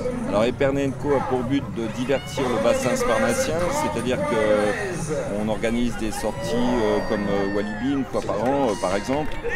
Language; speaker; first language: French; native; French